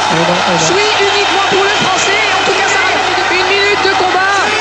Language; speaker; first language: French; native; French